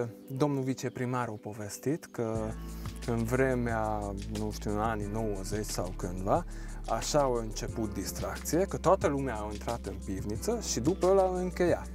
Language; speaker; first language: Romanian; non-native, local second language; Hungarian